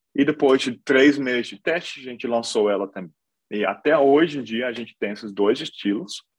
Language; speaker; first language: Portuguese; non-native, fluent; Dutch